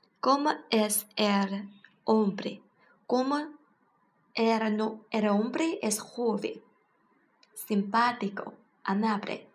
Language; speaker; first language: Spanish; non-native, learner; Chinese